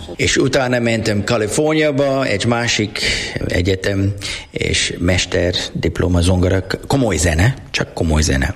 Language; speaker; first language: Hungarian; non-native, learner; English